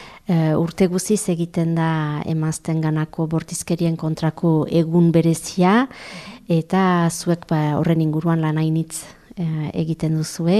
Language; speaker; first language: Basque; native; Basque